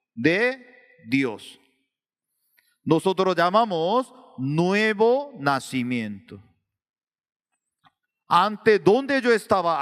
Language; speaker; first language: Spanish; non-native, learner; Korean